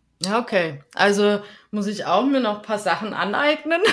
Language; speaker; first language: German; native; German